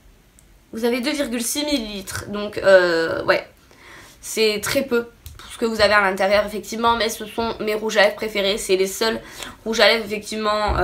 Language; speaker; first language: French; native; French